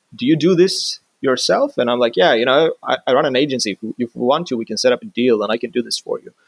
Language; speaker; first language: English; non-native, fluent; Swedish